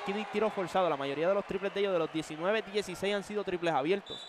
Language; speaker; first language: Spanish; native; Spanish